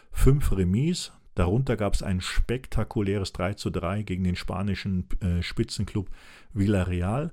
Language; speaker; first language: German; native; German